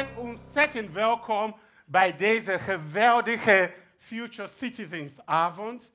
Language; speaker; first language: Dutch; non-native, fluent; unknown